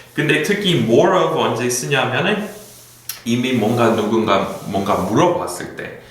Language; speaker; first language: Korean; non-native, fluent; English